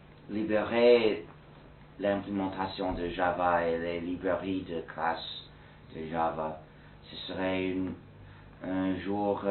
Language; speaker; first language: French; non-native, fluent; English